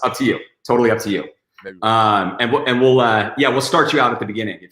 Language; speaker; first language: English; native; English